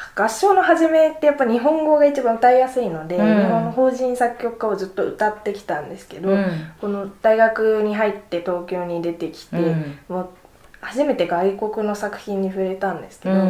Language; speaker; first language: Japanese; native; Japanese